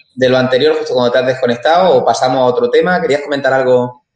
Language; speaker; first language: Spanish; native; Spanish